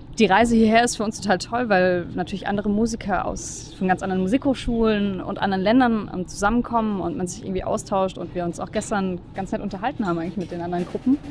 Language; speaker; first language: German; native; German